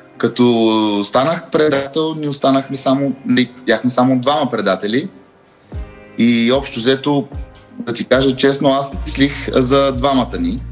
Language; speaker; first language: Bulgarian; early bilingual, heritage; Bulgarian